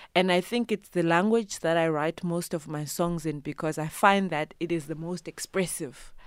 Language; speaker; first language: English; non-native, local second language; North Ndebele